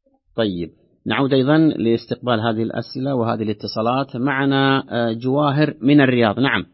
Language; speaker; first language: Arabic; native; Arabic